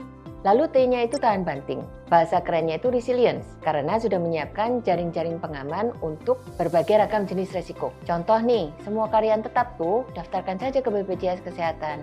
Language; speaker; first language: Indonesian; native; Indonesian